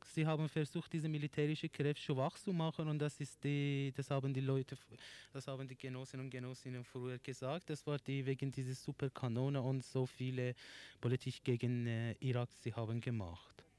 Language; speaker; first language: German; non-native, learner; Persian